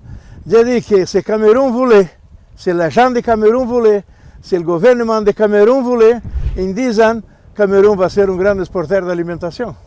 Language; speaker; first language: French; non-native, learner; Portuguese